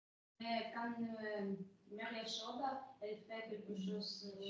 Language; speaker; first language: French; non-native, learner; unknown